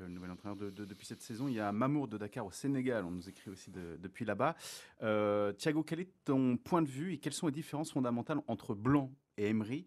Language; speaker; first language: French; native; French